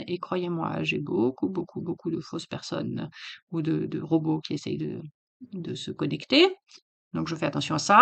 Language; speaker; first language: French; native; French